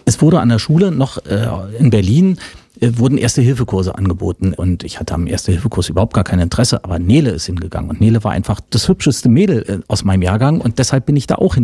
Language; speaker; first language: German; native; German